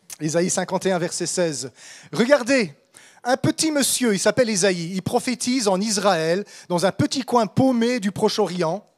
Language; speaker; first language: French; native; French